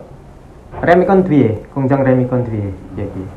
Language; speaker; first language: Korean; non-native, learner; Indonesian